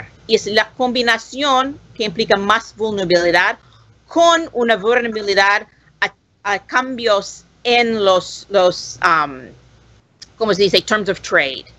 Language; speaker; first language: Spanish; non-native, learner; English